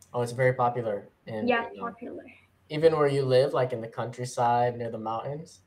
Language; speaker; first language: English; native; English